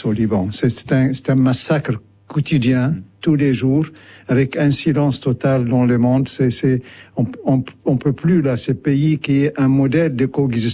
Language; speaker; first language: French; non-native, local second language; Arabic